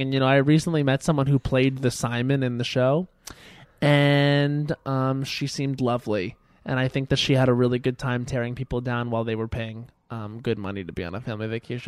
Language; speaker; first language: English; native; English